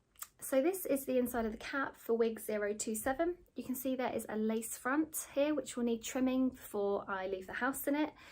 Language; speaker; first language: English; native; English